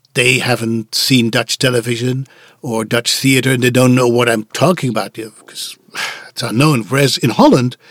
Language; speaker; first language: English; non-native, fluent; Dutch